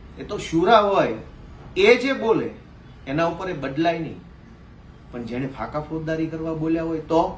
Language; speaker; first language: Gujarati; native; Gujarati